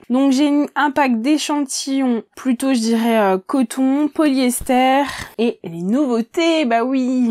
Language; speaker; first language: French; native; French